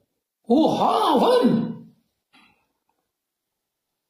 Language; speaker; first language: German; non-native, learner; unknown